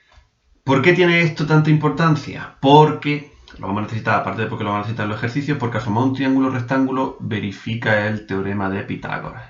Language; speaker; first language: Spanish; native; Spanish